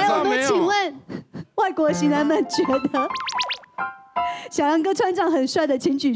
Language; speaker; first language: Chinese; native; Chinese